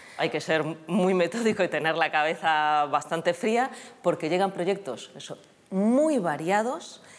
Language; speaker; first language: Spanish; native; Spanish